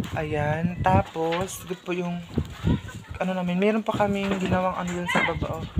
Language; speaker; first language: Filipino; non-native, local second language; Cebuano